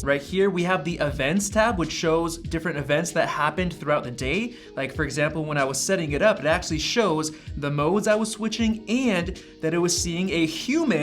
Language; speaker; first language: English; native; English